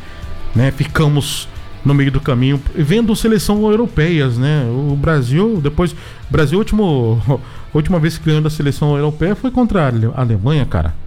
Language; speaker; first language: Portuguese; native; Portuguese